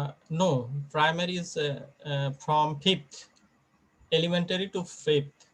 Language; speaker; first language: English; non-native, fluent; Bangla